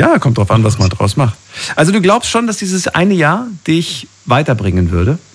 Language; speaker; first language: German; native; German